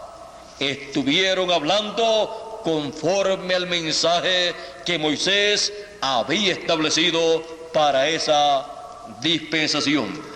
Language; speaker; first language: Spanish; native; Spanish